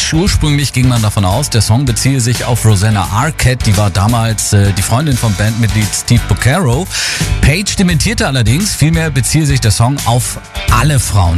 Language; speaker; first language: German; native; German